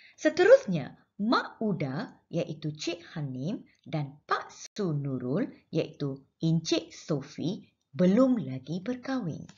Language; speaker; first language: Malay; non-native, local second language; Tamil